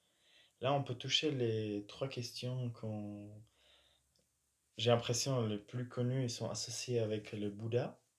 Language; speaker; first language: French; non-native, fluent; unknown